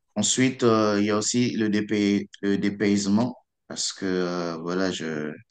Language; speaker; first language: French; non-native, local second language; Lingala